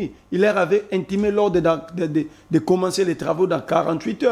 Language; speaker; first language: French; non-native, local second language; Lingala